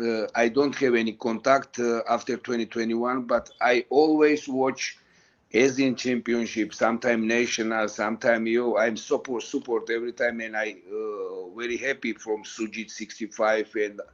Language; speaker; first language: English; non-native, learner; Georgian